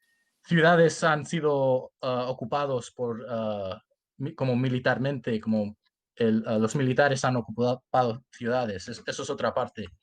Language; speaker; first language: Spanish; early bilingual, heritage; Spanish